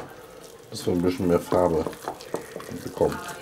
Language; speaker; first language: German; native; German